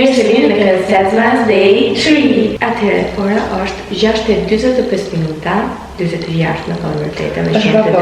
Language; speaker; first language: Albanian; early bilingual, heritage; Albanian